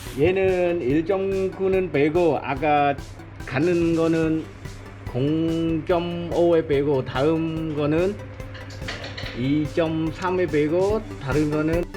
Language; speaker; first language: Korean; non-native, learner; Khmer